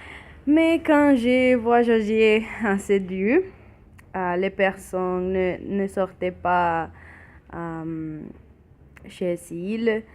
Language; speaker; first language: French; non-native, learner; Spanish